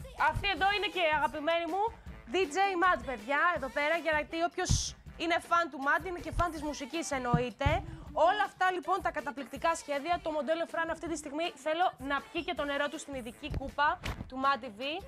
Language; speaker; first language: Greek; native; Greek